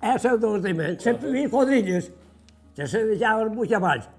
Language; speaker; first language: Catalan; native; Catalan